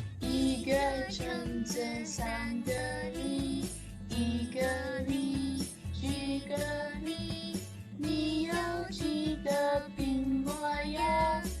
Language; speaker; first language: Chinese; non-native, learner; English